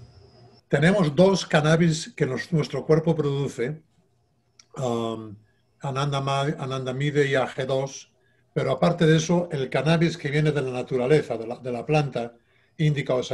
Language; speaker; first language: Spanish; native; Spanish